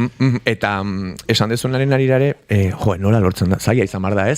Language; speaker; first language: Basque; native; Basque